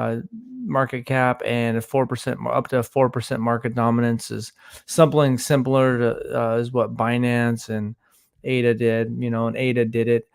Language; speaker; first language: English; native; English